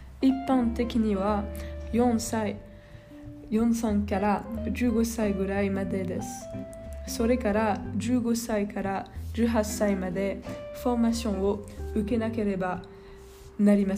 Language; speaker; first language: Japanese; non-native, learner; French